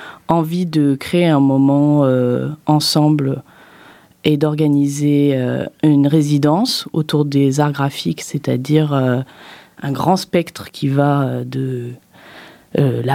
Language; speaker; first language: French; native; French